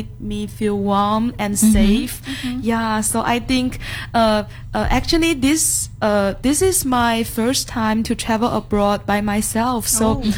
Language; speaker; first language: English; non-native, fluent; Chinese